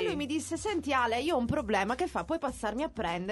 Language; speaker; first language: Italian; native; Italian